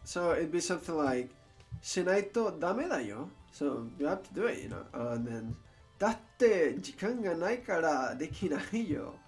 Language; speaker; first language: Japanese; non-native, learner; English